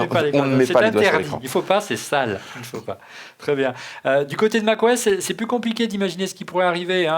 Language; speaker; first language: French; native; French